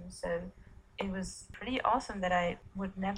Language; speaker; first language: English; non-native, fluent; German